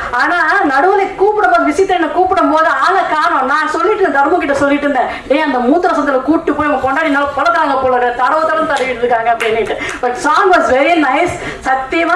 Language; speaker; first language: Tamil; non-native, local second language; Telugu